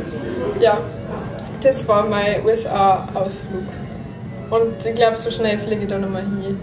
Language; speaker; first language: German; native; German